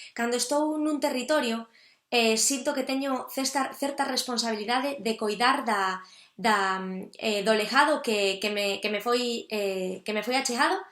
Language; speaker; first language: Galician; native; Galician